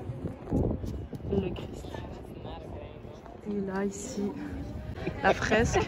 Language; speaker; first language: French; native; French